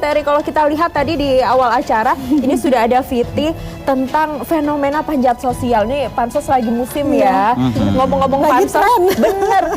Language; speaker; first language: Indonesian; native; Indonesian